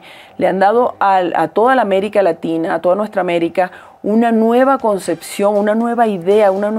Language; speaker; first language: Spanish; native; Spanish